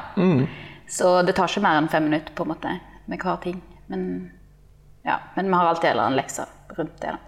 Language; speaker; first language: Norwegian; native; Norwegian